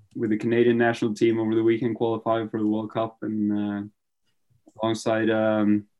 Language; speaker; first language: English; non-native, fluent; Norwegian